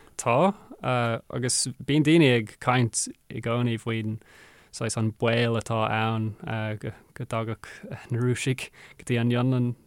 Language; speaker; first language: Irish; non-native, local second language; English